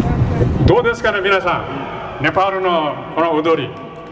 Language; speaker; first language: Japanese; non-native, fluent; Nepali